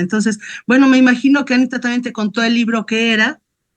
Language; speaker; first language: Spanish; native; Spanish